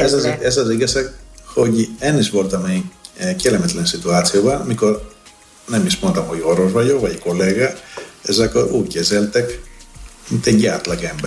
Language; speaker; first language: Hungarian; non-native, learner; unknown